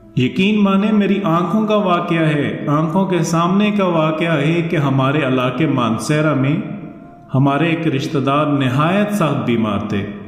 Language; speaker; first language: Urdu; non-native, local second language; Northern Hindko